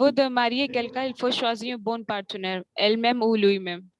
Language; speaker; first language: French; non-native, learner; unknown